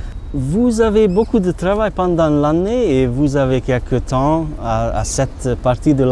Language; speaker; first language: French; non-native, learner; Hungarian